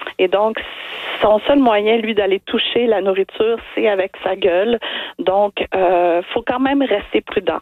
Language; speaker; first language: French; native; French